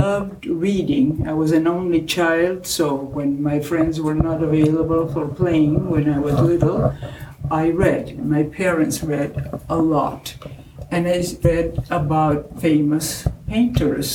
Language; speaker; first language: English; non-native, fluent; Spanish